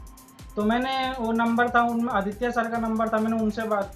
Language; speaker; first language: Hindi; native; Hindi